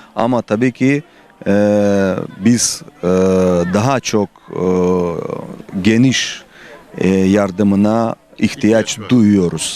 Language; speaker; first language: Turkish; non-native, fluent; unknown